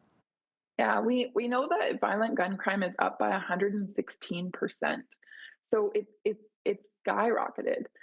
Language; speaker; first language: English; native; English